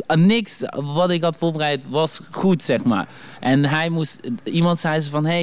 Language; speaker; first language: Dutch; early bilingual, other home language; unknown